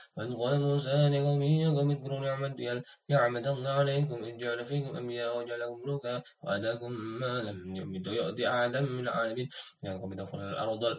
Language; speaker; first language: Arabic; non-native, learner; Indonesian